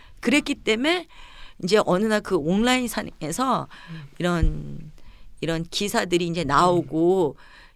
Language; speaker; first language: Korean; early bilingual, heritage; Korean